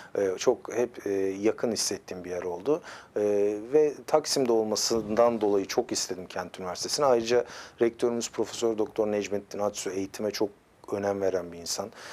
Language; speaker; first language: Turkish; native; Turkish